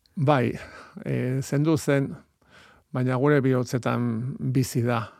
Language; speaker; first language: Basque; native; Basque